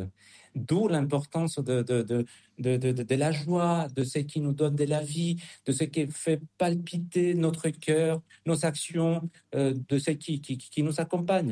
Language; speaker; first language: French; non-native, fluent; Spanish